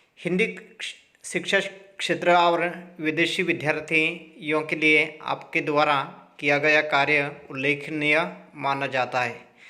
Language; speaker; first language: Hindi; non-native, local second language; Marathi